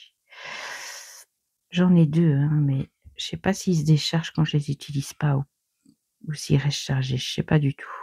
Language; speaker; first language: French; native; French